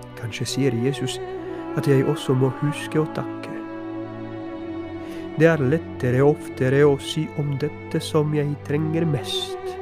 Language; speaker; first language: Norwegian; non-native, fluent; Polish